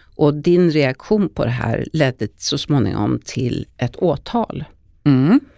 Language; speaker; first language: Swedish; native; Swedish